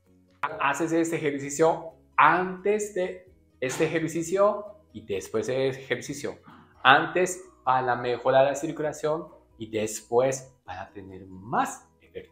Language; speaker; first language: Spanish; non-native, learner; Japanese